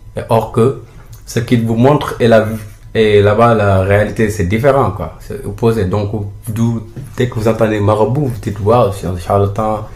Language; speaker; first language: French; non-native, local second language; Wolof